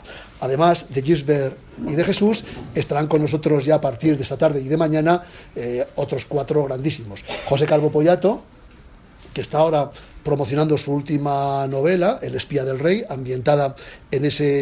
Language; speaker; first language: Spanish; native; Spanish